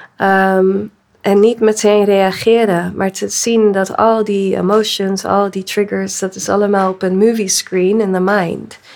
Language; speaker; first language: Dutch; early bilingual, other home language; English